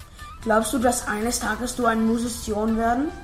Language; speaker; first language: German; non-native, learner; English